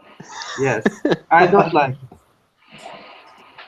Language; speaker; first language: English; non-native, learner; Turkish